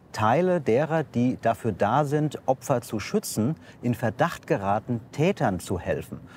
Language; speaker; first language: German; native; German